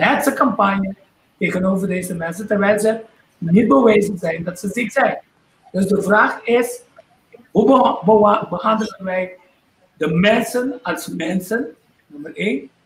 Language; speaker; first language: Dutch; non-native, local second language; Papiamento